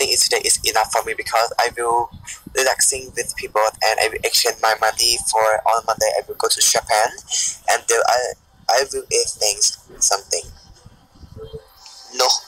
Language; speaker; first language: English; non-native, learner; Thai